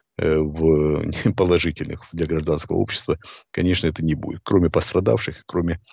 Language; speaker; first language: Russian; native; Russian